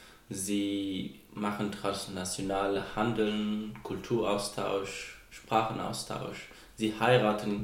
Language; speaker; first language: German; non-native, fluent; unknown